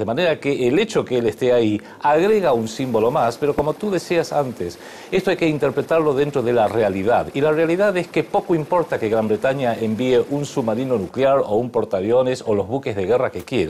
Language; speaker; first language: Spanish; native; Spanish